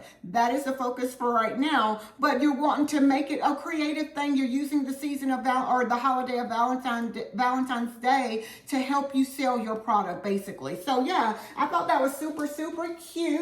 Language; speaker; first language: English; native; English